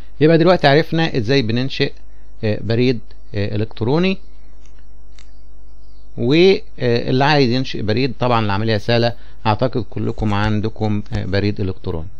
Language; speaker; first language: Arabic; native; Arabic